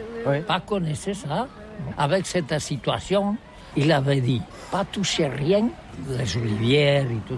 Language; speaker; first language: French; non-native, learner; Catalan